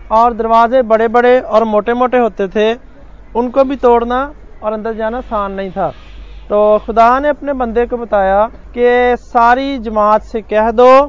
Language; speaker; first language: Urdu; non-native, local second language; Punjabi